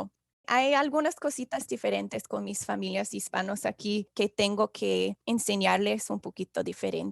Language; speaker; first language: Spanish; non-native, fluent; English